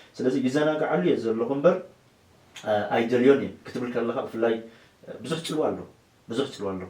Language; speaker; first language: Tigrinya; non-native, local second language; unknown